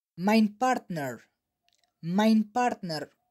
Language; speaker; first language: Dutch; non-native, learner; Arabic